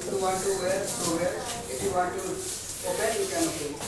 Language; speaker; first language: English; non-native, local second language; Hindi